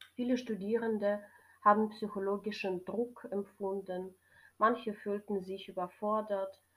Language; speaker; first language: German; non-native, fluent; Ukrainian